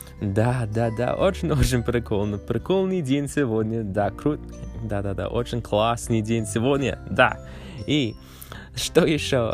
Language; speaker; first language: Russian; non-native, learner; English